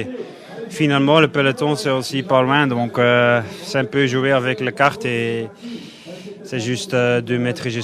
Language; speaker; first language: French; non-native, learner; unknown